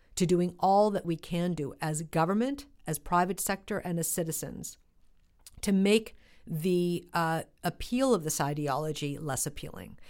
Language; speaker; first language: English; native; English